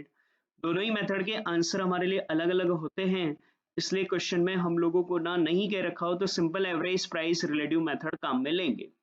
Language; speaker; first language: Hindi; native; Hindi